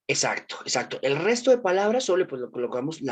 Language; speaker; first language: Spanish; native; Spanish